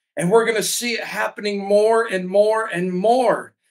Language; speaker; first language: English; native; English